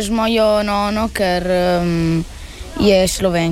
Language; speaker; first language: Slovenian; early bilingual, heritage; Italian